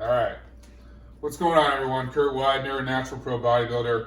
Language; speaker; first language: English; native; English